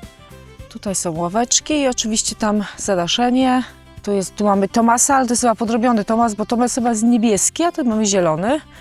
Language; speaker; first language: Polish; native; Polish